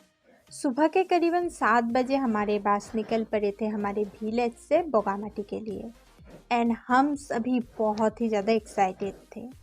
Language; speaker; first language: Hindi; non-native, local second language; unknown